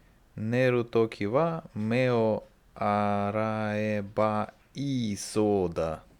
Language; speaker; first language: Japanese; non-native, learner; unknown